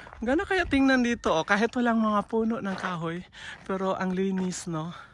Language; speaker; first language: Filipino; non-native, local second language; Cebuano